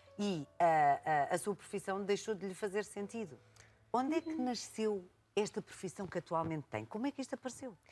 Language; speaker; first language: Portuguese; native; Portuguese